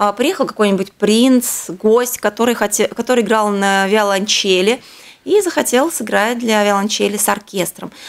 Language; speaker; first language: Russian; native; Russian